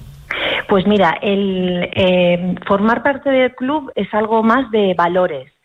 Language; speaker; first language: Spanish; native; Spanish